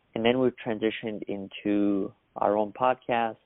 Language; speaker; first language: English; early bilingual, other home language; Russian